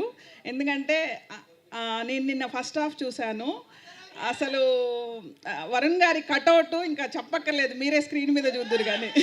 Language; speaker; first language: Telugu; native; Telugu